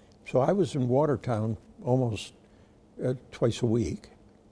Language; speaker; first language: English; native; English